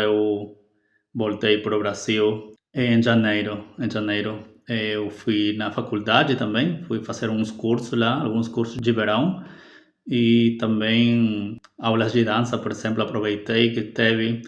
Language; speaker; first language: Portuguese; non-native, fluent; Spanish